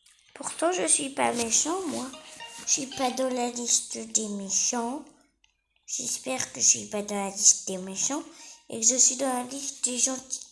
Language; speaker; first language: French; native; French